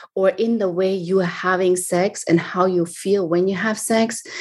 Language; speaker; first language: English; non-native, fluent; German